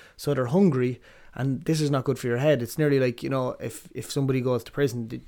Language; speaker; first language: English; native; English